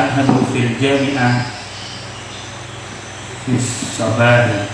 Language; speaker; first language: Arabic; non-native, learner; Indonesian